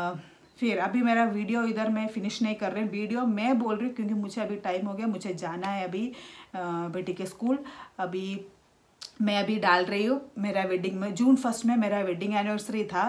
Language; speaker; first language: Hindi; non-native, local second language; Malayalam